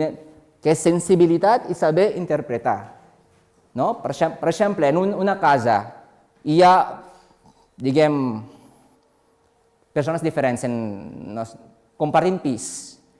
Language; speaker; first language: Spanish; non-native, fluent; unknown